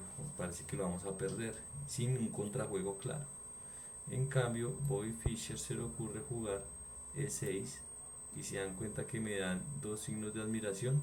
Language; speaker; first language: Spanish; native; Spanish